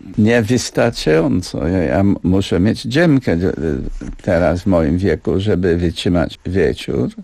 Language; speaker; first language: Polish; non-native, fluent; English